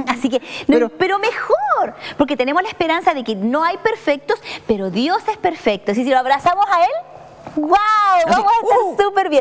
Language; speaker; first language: Spanish; native; Spanish